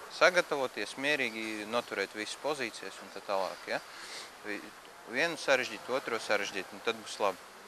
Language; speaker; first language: Latvian; non-native, local second language; Russian